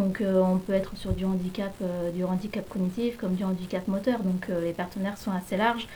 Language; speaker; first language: French; native; French